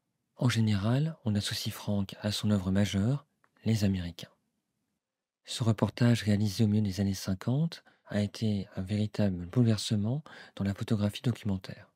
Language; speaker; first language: French; native; French